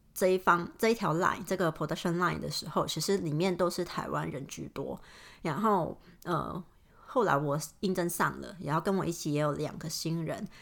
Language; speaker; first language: Chinese; non-native, local second language; Cantonese